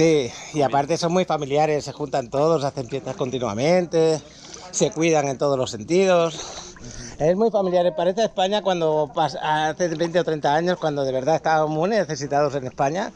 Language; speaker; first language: Spanish; native; Spanish